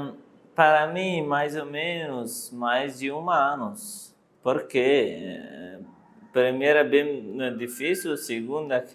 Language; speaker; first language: Portuguese; non-native, learner; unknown